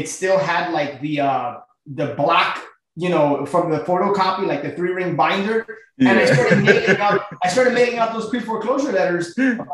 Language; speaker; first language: English; native; English